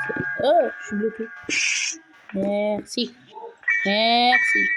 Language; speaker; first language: French; native; French